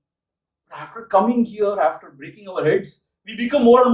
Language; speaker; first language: English; non-native, local second language; Tamil